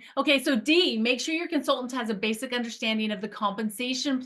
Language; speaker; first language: English; native; English